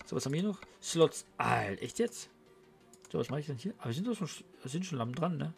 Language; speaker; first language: German; native; German